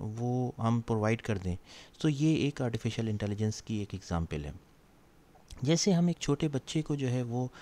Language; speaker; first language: Urdu; native; Urdu